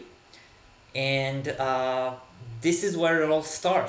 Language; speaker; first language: English; non-native, fluent; Hebrew